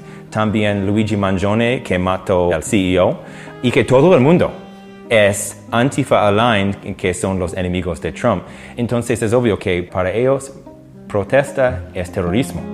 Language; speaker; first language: Spanish; non-native, fluent; English